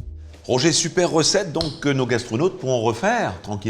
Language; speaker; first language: French; native; French